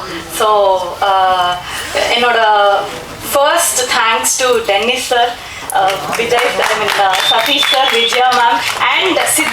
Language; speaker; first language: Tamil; non-native, learner; Kannada